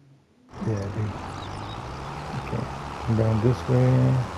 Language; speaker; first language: English; native; English